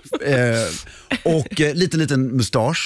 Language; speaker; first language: Swedish; native; Swedish